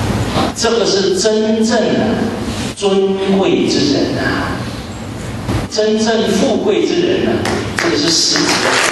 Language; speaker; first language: Chinese; native; Chinese